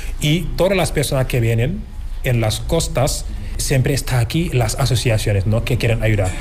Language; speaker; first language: Spanish; non-native, fluent; Wolof